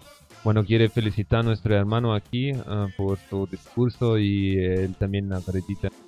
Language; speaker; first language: Portuguese; non-native, fluent; Spanish